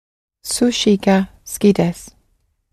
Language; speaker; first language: Japanese; non-native, learner; English